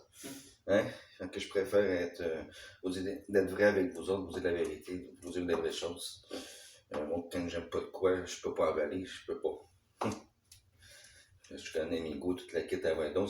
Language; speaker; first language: French; native; French